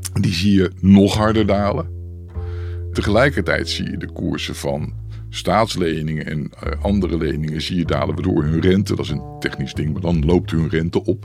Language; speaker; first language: Dutch; native; Dutch